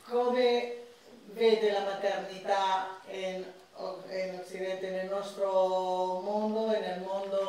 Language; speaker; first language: Italian; non-native, learner; Spanish